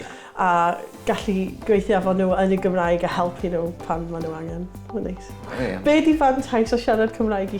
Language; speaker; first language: Welsh; non-native, local second language; English